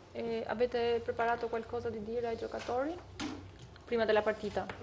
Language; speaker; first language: Italian; non-native, fluent; Albanian